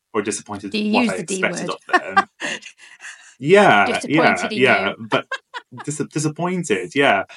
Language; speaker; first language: English; non-native, fluent; Maltese